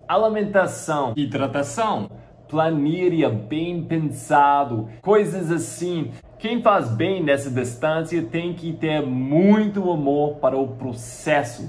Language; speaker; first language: Portuguese; non-native, fluent; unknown